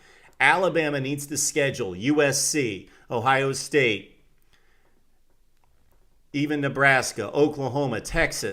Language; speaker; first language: English; native; English